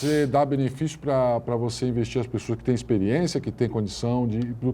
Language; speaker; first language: Portuguese; native; Portuguese